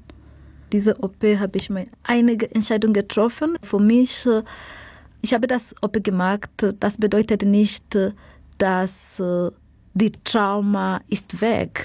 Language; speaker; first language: German; non-native, fluent; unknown